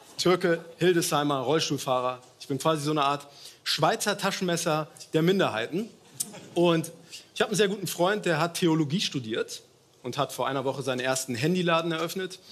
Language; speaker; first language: German; early bilingual, other home language; Turkish